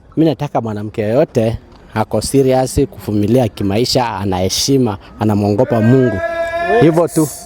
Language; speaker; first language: Swahili; non-native, local second language; Kamba